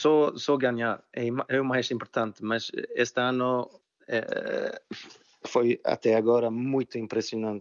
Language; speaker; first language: Portuguese; non-native, fluent; Swedish